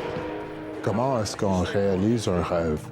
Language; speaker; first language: French; non-native, local second language; English